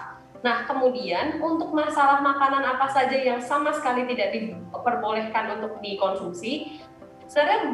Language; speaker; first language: Indonesian; native; Indonesian